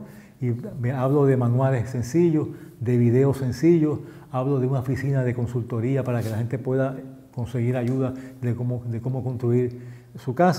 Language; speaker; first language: Spanish; native; Spanish